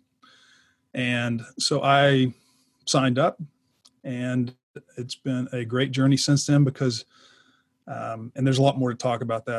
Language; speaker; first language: English; native; English